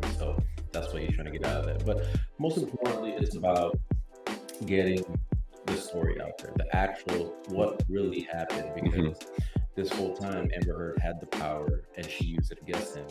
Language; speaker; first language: English; native; English